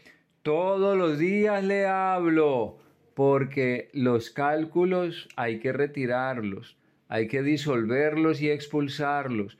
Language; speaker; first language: Spanish; native; Spanish